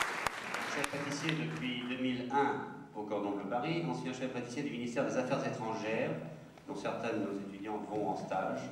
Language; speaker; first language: French; native; French